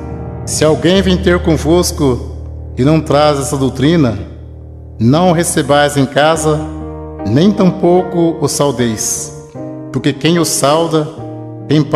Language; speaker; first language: Portuguese; native; Portuguese